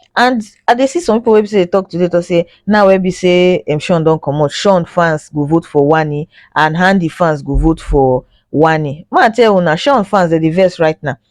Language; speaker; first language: Nigerian Pidgin; native; Nigerian Pidgin